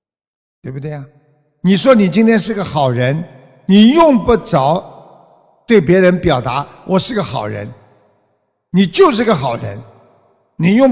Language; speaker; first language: Chinese; native; Chinese